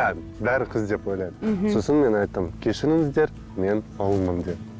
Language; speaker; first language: Kazakh; non-native, local second language; Russian